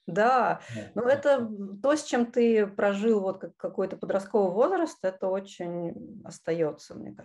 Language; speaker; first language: Russian; native; Russian